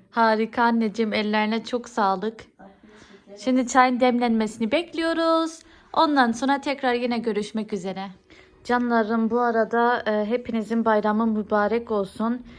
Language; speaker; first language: Turkish; early bilingual, heritage; Turkish